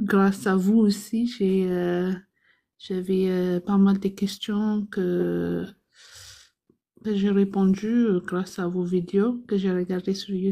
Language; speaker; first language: French; non-native, fluent; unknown